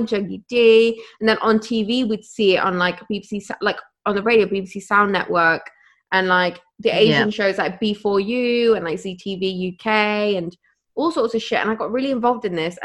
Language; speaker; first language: English; native; English